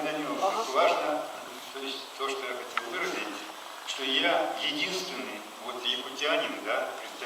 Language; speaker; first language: Russian; native; Russian